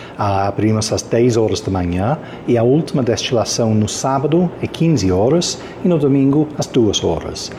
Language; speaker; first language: Portuguese; non-native, fluent; English